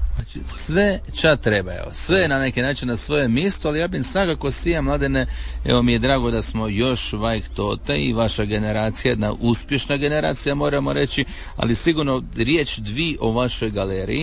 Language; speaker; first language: Serbian; native; Serbian